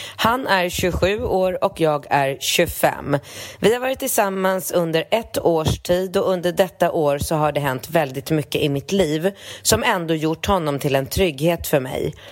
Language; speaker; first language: Swedish; early bilingual, other home language; Polish